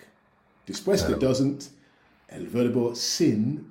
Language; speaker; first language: Spanish; non-native, fluent; English